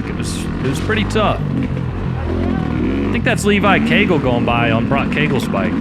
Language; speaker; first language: English; native; English